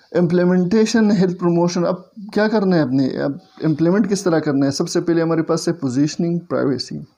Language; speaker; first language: Hindi; native; Hindi